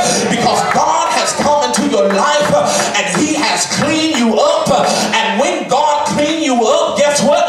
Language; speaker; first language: English; native; English